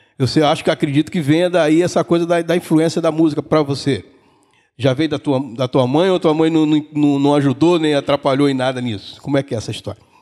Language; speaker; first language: Portuguese; native; Portuguese